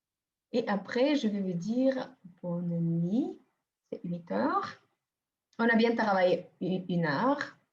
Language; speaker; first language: French; non-native, fluent; Bulgarian